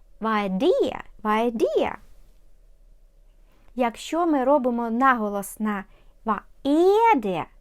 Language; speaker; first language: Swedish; non-native, fluent; Ukrainian